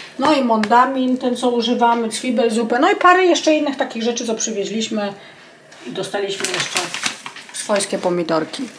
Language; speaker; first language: Polish; native; Polish